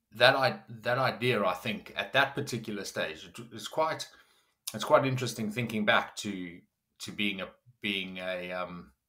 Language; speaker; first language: English; native; English